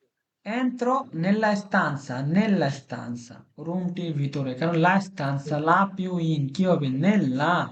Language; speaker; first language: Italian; non-native, fluent; Bangla